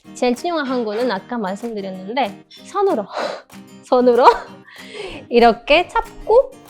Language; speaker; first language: Korean; non-native, fluent; Spanish